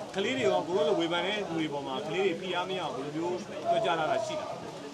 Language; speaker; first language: Burmese; native; Burmese